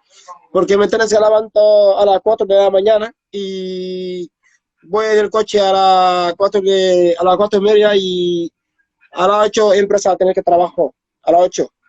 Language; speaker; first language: Spanish; non-native, learner; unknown